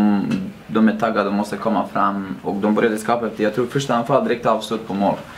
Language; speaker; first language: Swedish; non-native, fluent; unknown